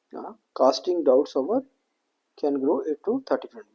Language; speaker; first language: English; non-native, local second language; Punjabi